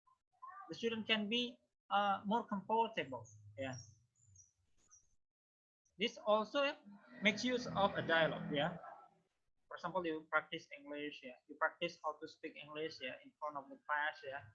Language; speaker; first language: English; non-native, fluent; Indonesian